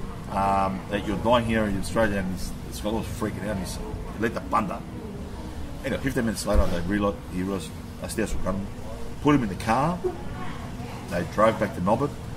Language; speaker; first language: English; early bilingual, other home language; Greek